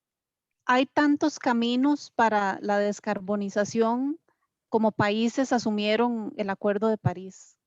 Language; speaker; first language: Spanish; native; Spanish